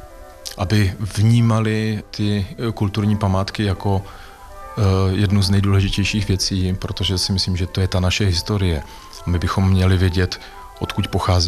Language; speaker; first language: Czech; native; Czech